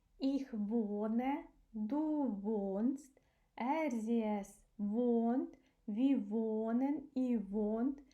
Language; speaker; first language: German; non-native, fluent; Ukrainian